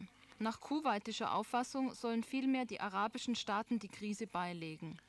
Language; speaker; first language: German; native; German